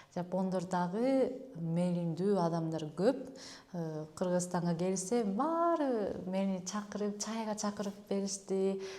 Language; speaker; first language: Kyrgyz; non-native, fluent; Japanese